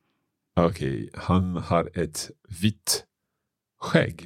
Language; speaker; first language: Swedish; non-native, learner; English